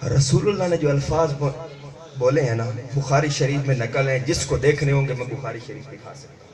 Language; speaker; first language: Urdu; non-native, local second language; Punjabi